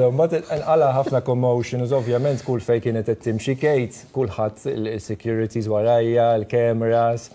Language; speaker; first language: Maltese; non-native, fluent; Dutch